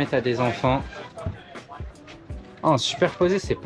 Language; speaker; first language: French; native; French